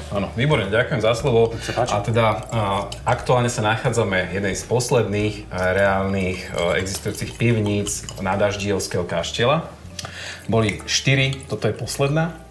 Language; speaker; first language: Slovak; native; Slovak